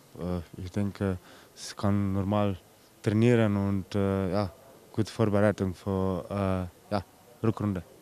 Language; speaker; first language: German; non-native, fluent; Slovenian